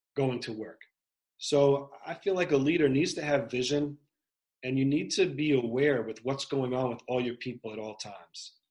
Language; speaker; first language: English; native; English